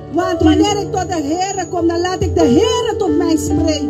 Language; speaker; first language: Dutch; non-native, local second language; Papiamento